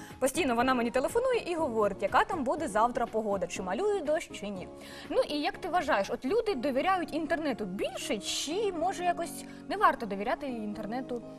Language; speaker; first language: Ukrainian; native; Ukrainian